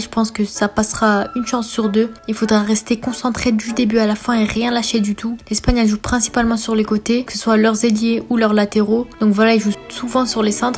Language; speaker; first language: French; native; French